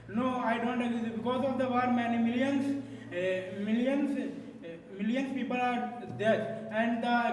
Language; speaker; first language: English; non-native, learner; Hindi